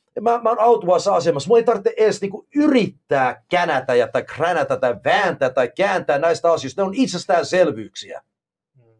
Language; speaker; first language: Finnish; early bilingual, heritage; Finnish